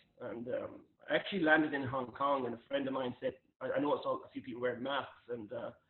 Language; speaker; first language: English; native; English